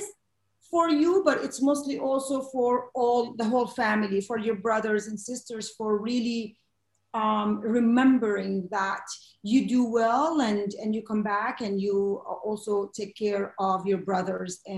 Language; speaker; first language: English; non-native, fluent; Arabic